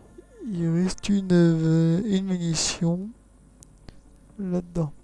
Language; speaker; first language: French; native; French